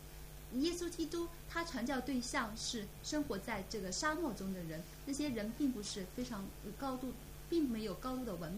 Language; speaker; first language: Chinese; native; Chinese